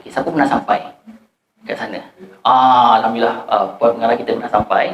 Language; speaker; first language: Malay; native; Malay